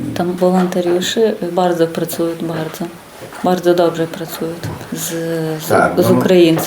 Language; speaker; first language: Polish; non-native, learner; Ukrainian